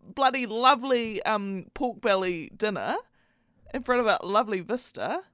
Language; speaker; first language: English; native; English